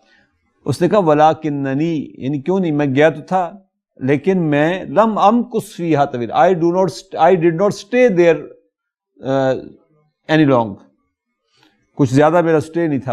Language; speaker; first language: Urdu; native; Urdu